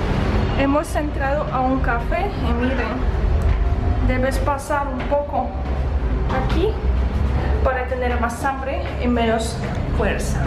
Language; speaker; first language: Spanish; non-native, fluent; Russian